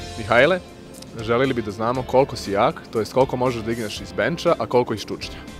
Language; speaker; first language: Serbian; non-native, local second language; Rusyn